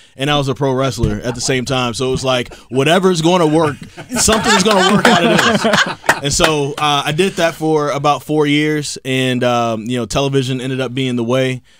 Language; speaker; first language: English; native; English